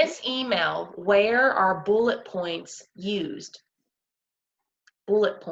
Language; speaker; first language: English; native; English